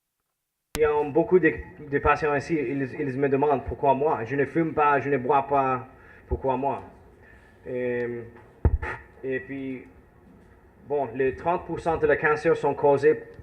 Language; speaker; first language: French; non-native, learner; English